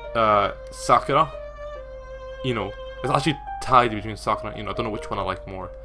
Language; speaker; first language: English; native; English